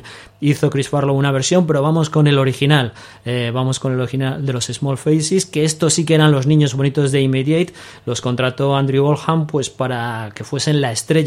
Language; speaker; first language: Spanish; native; Spanish